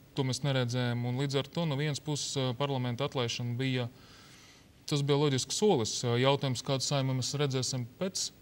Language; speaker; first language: Latvian; non-native, local second language; Russian